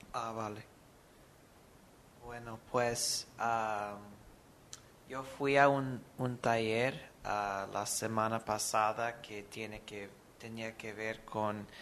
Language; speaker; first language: Spanish; non-native, fluent; English